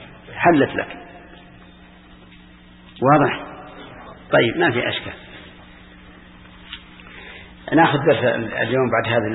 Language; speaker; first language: Arabic; native; Arabic